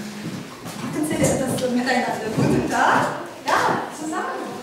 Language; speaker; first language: German; non-native, fluent; Ukrainian